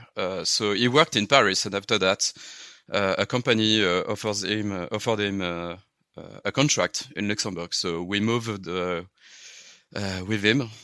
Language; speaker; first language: English; non-native, learner; French